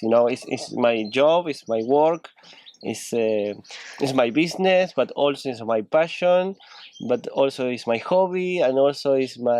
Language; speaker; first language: English; non-native, learner; Spanish